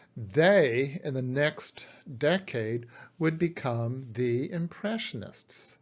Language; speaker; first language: English; native; English